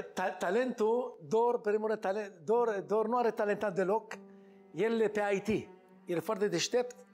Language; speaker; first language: Romanian; non-native, learner; Hebrew